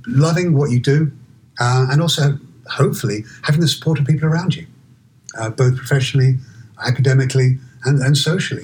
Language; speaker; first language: English; native; English